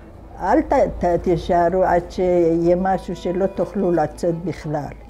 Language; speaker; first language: Hebrew; non-native, fluent; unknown